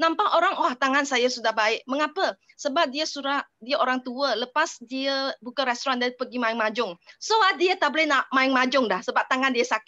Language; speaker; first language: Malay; non-native, local second language; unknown